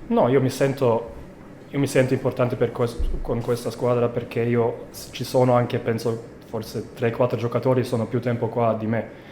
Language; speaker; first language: Italian; non-native, fluent; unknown